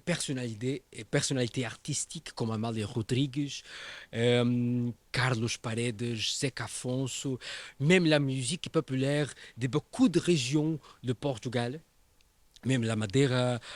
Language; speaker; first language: French; non-native, learner; Portuguese